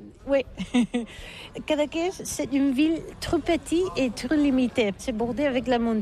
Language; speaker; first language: French; non-native, learner; Catalan